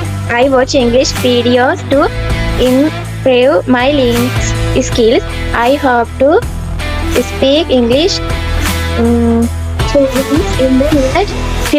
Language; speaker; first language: English; non-native, learner; Sinhala